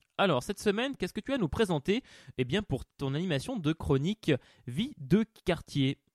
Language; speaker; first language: French; native; French